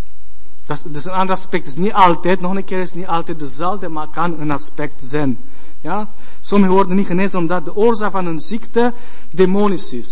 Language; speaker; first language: Dutch; non-native, learner; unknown